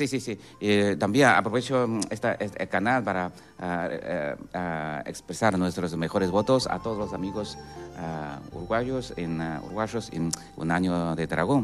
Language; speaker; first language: Spanish; non-native, fluent; Chinese